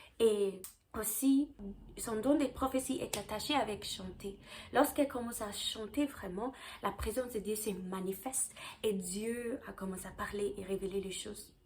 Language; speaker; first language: French; early bilingual, heritage; French